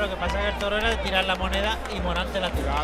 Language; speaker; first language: Spanish; native; Spanish